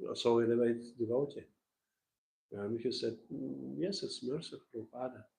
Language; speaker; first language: English; non-native, learner; Russian